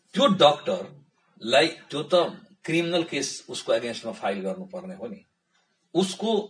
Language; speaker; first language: Nepali; non-native, local second language; Bhojpuri